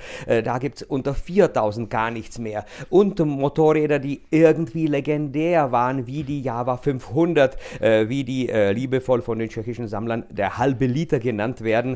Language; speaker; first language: German; non-native, fluent; Czech